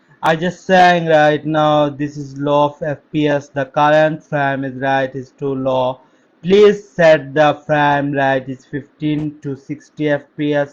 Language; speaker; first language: English; non-native, local second language; Sylheti